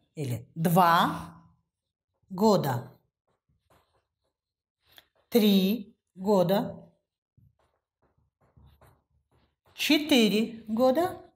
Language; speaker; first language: Russian; non-native, local second language; Kazakh